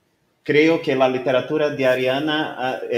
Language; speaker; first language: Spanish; non-native, learner; Portuguese